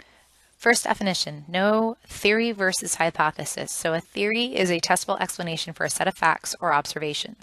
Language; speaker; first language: English; native; English